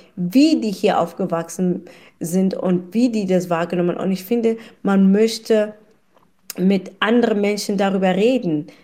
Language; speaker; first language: German; non-native, fluent; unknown